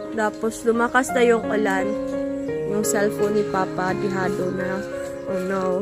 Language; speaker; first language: Filipino; non-native, local second language; Cebuano